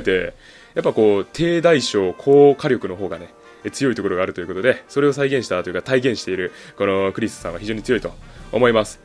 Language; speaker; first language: Japanese; native; Japanese